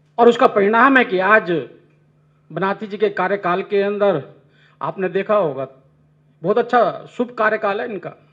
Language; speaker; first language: Hindi; native; Hindi